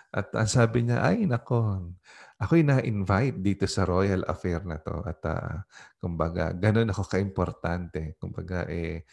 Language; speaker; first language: Filipino; non-native, local second language; Pampanga